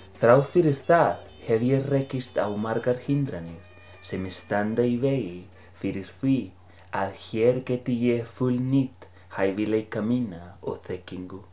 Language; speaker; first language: Icelandic; non-native, fluent; Spanish